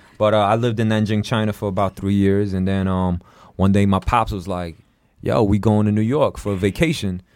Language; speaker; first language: English; early bilingual, other home language; Chinese